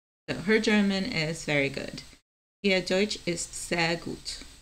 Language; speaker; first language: German; non-native, learner; Spanish